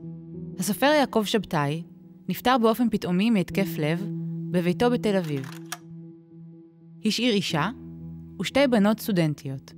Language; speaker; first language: Hebrew; native; Hebrew